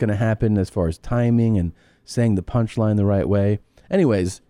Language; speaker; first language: English; native; English